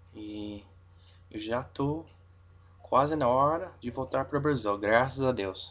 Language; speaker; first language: Portuguese; non-native, fluent; English